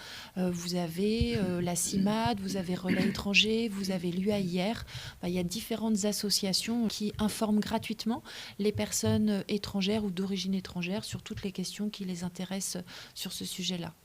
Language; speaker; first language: French; native; French